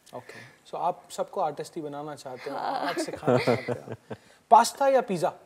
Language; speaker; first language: Hindi; native; Hindi